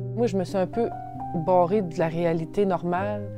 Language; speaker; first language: French; native; French